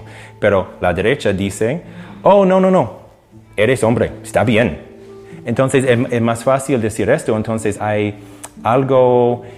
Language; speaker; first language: Spanish; non-native, fluent; English